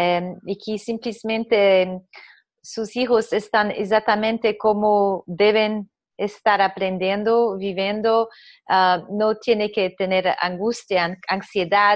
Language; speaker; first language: Spanish; non-native, fluent; Portuguese